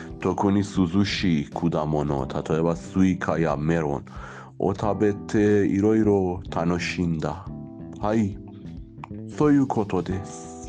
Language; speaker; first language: Japanese; non-native, learner; Persian